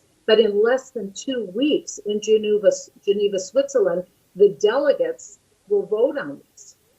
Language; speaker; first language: English; native; English